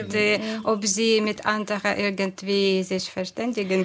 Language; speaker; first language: German; non-native, fluent; Ukrainian